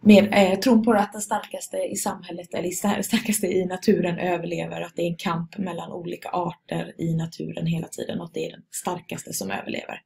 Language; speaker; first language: Swedish; native; Swedish